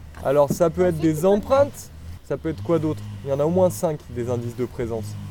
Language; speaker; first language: French; native; French